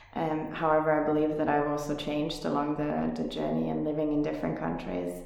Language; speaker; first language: English; non-native, fluent; Finnish